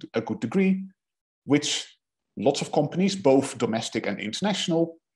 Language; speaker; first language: English; non-native, fluent; Dutch